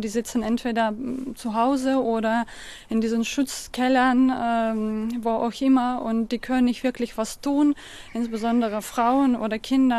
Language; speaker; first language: German; non-native, fluent; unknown